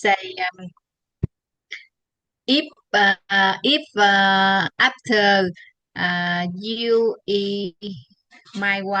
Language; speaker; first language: English; non-native, learner; Vietnamese